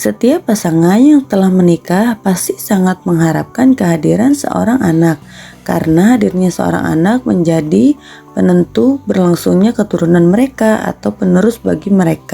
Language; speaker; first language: Indonesian; native; Indonesian